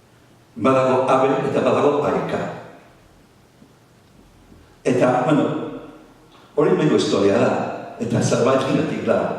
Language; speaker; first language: Basque; non-native, fluent; English